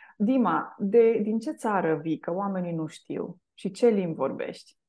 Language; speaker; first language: Romanian; native; Romanian